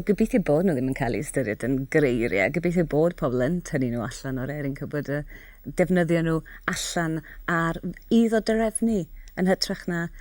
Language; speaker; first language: Welsh; native; Welsh